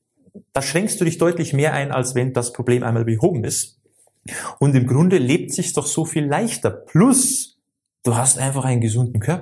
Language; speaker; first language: German; native; German